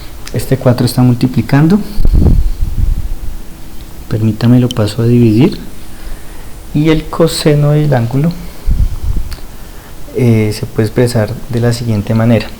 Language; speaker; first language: Spanish; native; Spanish